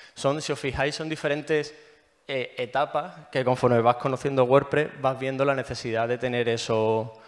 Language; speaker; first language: Spanish; native; Spanish